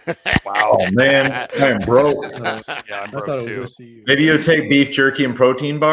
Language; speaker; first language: English; native; English